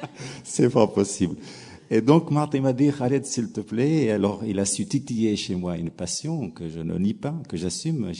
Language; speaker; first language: French; non-native, local second language; Arabic